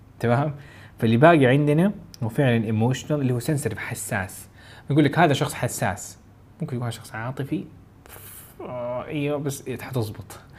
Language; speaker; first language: Arabic; native; Arabic